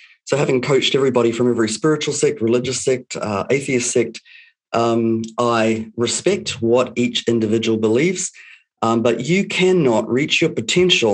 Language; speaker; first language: English; native; English